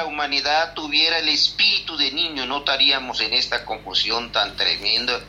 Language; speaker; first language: Spanish; non-native, local second language; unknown